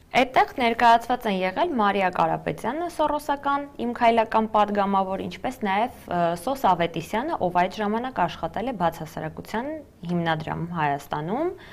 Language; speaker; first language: Armenian; native; Armenian